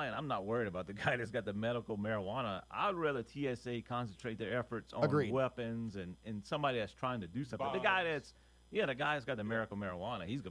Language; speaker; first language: English; native; English